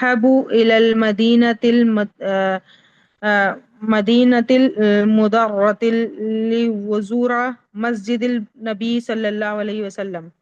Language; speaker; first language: Arabic; non-native, learner; Urdu